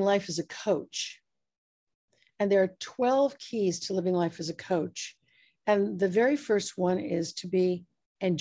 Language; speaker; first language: English; native; English